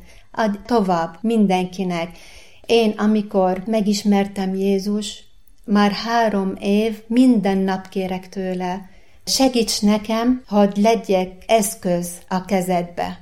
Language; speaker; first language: Hungarian; non-native, fluent; Arabic